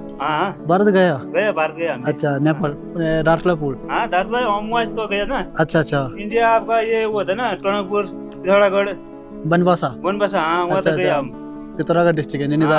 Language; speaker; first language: Hindi; non-native, local second language; Malayalam